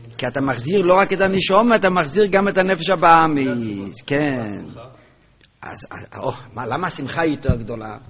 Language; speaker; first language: Hebrew; non-native, local second language; Yiddish